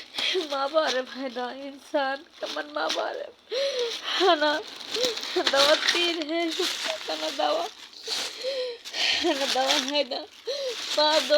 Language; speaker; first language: Arabic; non-native, learner; Bangla